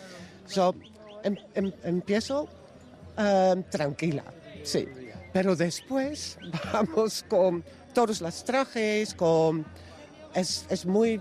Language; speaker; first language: Spanish; non-native, learner; Dutch